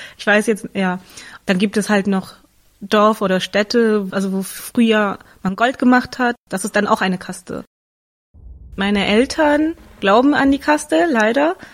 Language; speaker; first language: German; early bilingual, other home language; Tamil